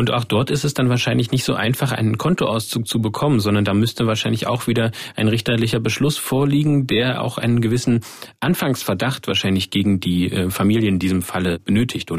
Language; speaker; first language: German; native; German